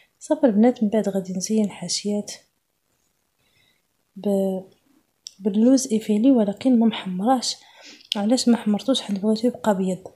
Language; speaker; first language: Arabic; native; Arabic